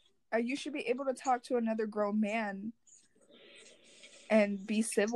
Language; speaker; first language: English; non-native, fluent; Korean